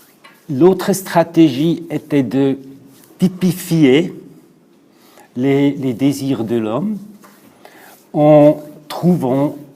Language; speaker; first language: French; non-native, local second language; German